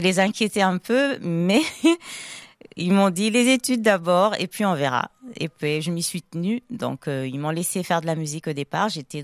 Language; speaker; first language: French; non-native, local second language; Lingala